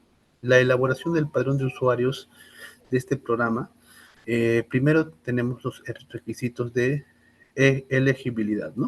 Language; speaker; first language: Spanish; native; Spanish